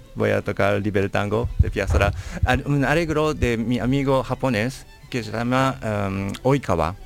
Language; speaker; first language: Spanish; non-native, learner; Japanese